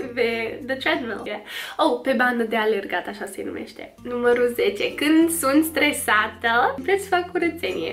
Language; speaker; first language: Romanian; early bilingual, other home language; English